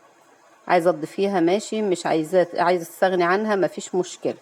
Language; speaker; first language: Arabic; native; Arabic